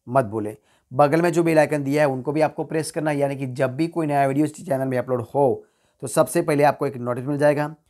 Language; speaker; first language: Hindi; non-native, local second language; Gujarati